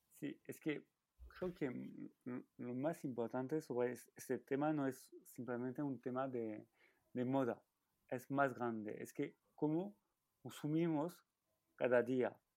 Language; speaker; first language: Spanish; non-native, learner; French